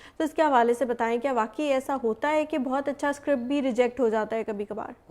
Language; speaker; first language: Urdu; native; Urdu